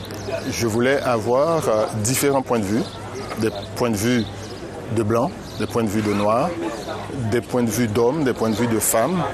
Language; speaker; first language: French; non-native, local second language; Haitian Creole